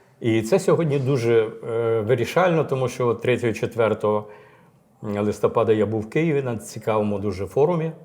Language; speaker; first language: Ukrainian; native; Ukrainian